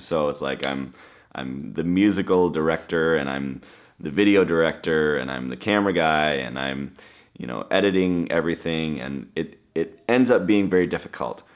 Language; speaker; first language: English; native; English